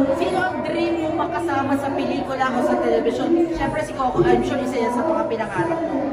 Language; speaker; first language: Filipino; native; Filipino